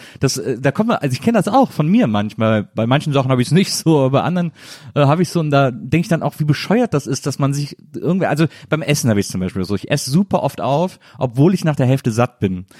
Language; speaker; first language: German; native; German